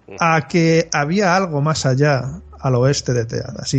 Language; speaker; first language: Spanish; native; Spanish